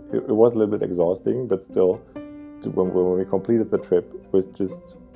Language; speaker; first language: English; non-native, fluent; German